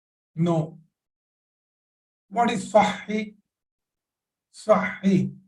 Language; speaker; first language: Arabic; non-native, fluent; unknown